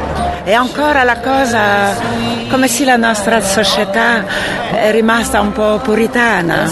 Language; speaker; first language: Italian; non-native, fluent; French